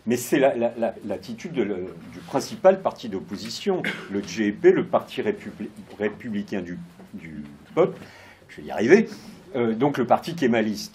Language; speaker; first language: French; native; French